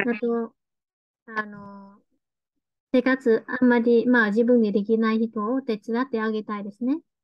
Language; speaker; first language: Japanese; non-native, fluent; Vietnamese